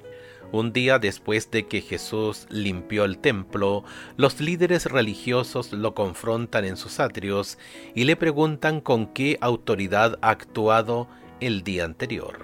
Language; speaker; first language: Spanish; native; Spanish